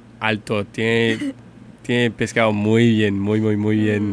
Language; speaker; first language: Spanish; non-native, learner; English